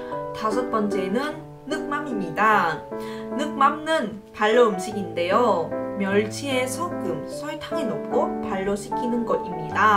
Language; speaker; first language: Korean; non-native, local second language; Vietnamese